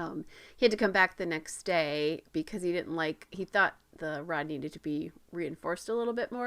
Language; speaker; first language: English; native; English